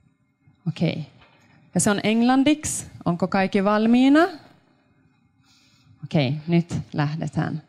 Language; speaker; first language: Finnish; non-native, local second language; Swedish